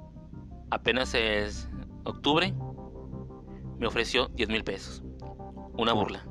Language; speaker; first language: Spanish; native; Spanish